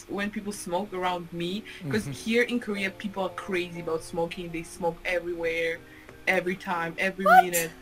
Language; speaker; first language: English; non-native, fluent; Uzbek